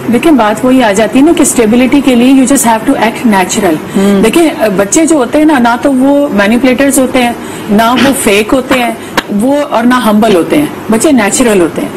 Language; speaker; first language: Urdu; native; Urdu